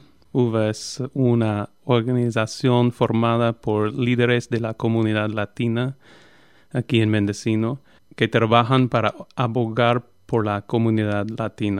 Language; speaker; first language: Spanish; non-native, fluent; English